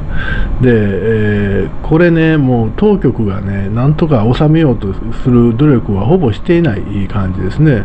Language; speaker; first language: Japanese; native; Japanese